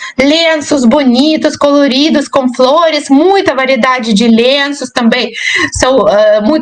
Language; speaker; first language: Portuguese; non-native, fluent; Russian